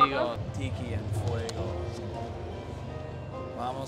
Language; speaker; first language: Spanish; non-native, learner; English